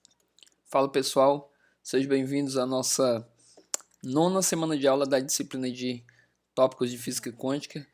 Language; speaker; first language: Portuguese; native; Portuguese